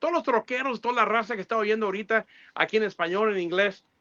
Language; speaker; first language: Spanish; early bilingual, other home language; English